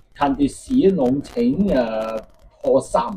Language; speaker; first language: Norwegian; non-native, fluent; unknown